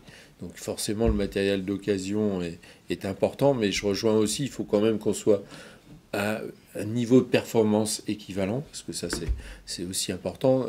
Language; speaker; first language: French; native; French